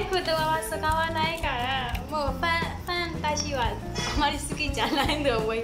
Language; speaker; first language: Japanese; non-native, learner; Burmese